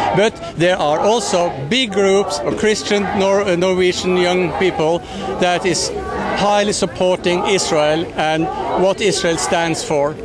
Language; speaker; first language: English; non-native, fluent; Norwegian